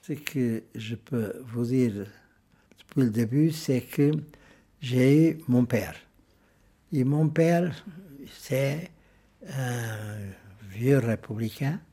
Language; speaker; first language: French; non-native, fluent; Portuguese